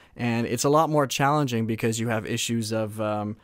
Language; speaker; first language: English; native; English